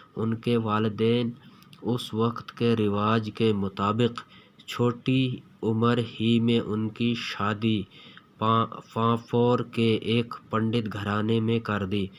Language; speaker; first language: Urdu; non-native, local second language; Kashmiri